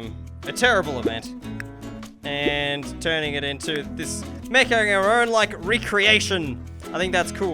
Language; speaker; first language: English; native; English